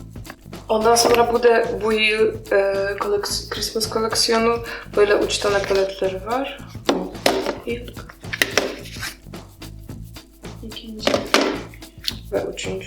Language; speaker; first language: Turkish; non-native, learner; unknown